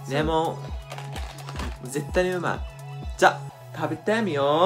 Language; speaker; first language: Japanese; non-native, learner; English